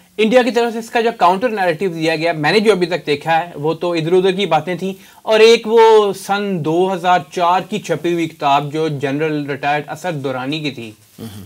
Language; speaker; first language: Hindi; native; Hindi